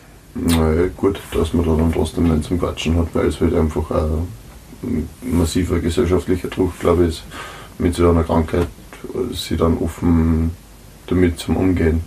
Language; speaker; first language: German; native; German